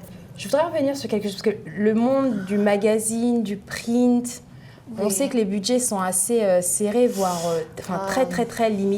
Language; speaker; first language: French; native; French